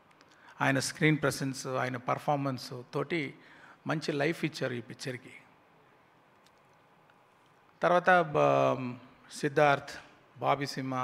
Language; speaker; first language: Telugu; non-native, learner; Tamil